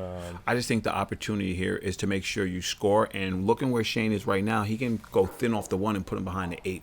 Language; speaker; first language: English; native; English